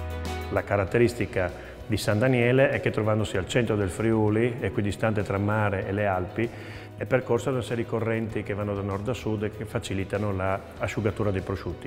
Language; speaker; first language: Italian; native; Italian